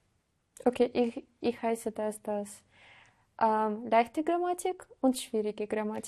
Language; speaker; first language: German; non-native, learner; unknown